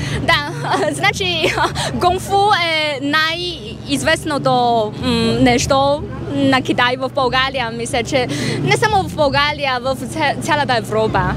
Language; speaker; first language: Bulgarian; non-native, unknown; Chinese